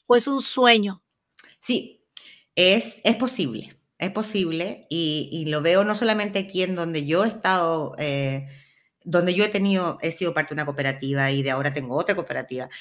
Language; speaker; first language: Spanish; native; Spanish